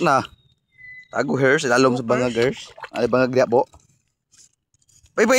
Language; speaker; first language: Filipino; non-native, local second language; Cebuano